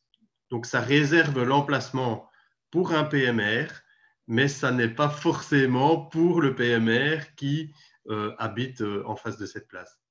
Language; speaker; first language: French; native; French